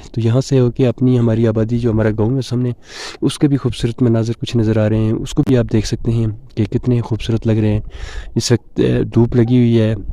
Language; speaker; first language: Urdu; non-native, local second language; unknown